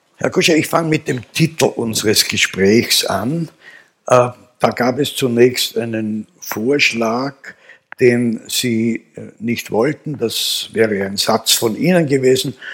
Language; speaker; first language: German; native; German